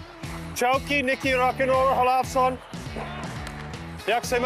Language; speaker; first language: Czech; non-native, learner; English